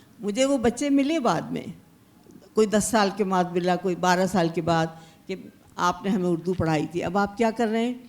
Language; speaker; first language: Urdu; native; Urdu